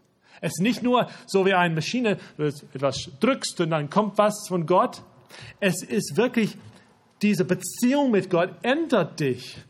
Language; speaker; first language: German; non-native, fluent; English